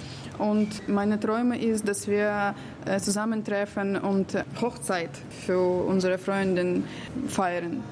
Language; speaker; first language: German; non-native, learner; Ukrainian